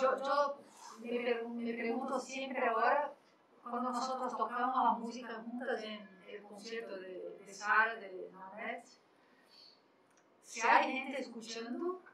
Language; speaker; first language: Spanish; non-native, fluent; Portuguese